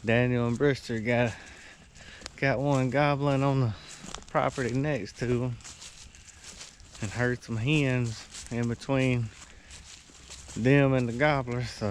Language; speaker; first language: English; native; English